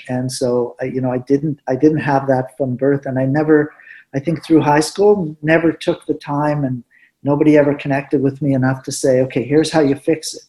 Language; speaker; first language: English; early bilingual, other home language; Spanish